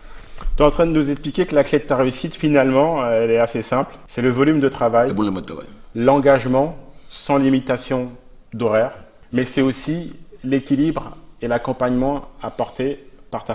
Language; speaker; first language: French; native; French